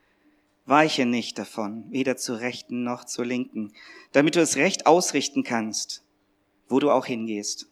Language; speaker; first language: German; native; German